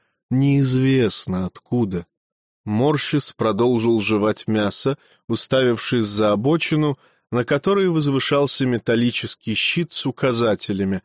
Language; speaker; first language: Russian; native; Russian